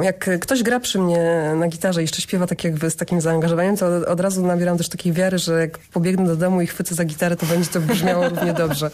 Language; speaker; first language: Polish; native; Polish